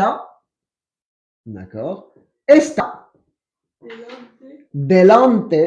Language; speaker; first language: Spanish; non-native, fluent; French